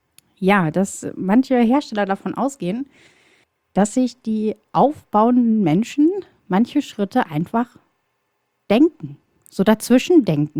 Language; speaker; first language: German; native; German